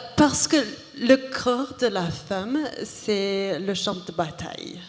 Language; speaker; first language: French; non-native, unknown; English